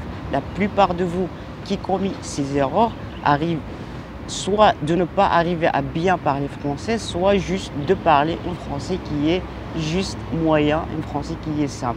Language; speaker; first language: French; non-native, local second language; Arabic